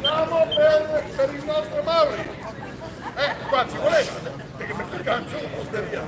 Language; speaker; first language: Italian; native; Italian